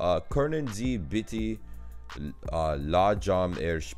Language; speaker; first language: German; non-native, learner; English